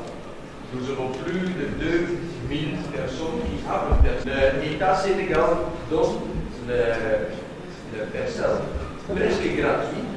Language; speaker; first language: French; non-native, learner; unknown